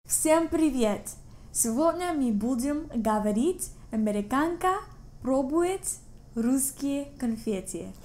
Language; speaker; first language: Russian; non-native, learner; English